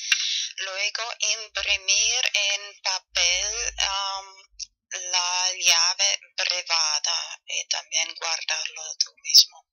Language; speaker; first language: Spanish; non-native, fluent; German